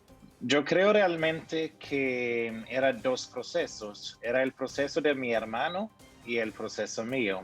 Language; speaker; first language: Spanish; early bilingual, heritage; Norwegian